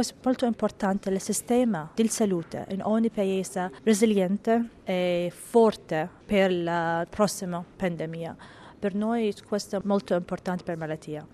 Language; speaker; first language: Italian; non-native, learner; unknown